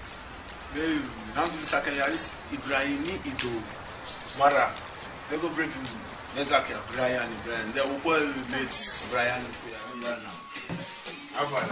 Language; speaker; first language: Georgian; non-native, learner; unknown